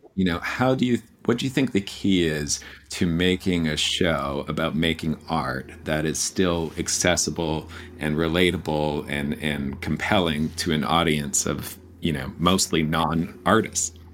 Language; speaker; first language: English; native; English